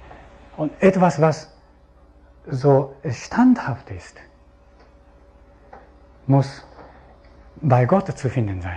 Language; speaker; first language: German; non-native, fluent; Japanese